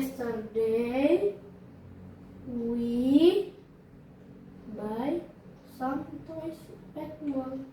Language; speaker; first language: English; non-native, learner; Indonesian